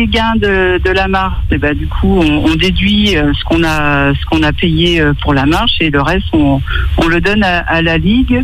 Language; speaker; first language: French; native; French